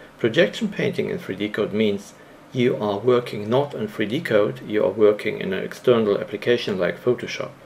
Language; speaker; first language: English; non-native, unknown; German